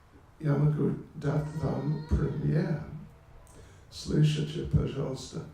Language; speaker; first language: Russian; non-native, learner; English